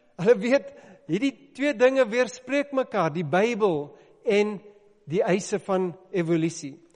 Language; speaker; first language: Afrikaans; non-native, local second language; English